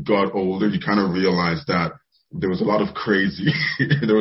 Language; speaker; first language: English; native; English